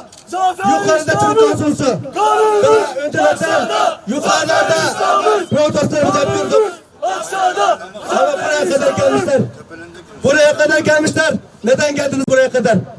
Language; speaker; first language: Turkish; non-native, fluent; Uyghur